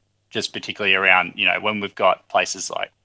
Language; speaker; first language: English; native; English